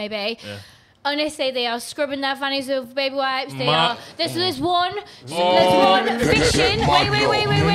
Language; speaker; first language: English; native; English